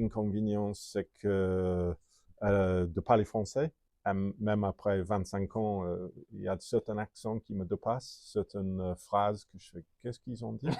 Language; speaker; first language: French; non-native, fluent; English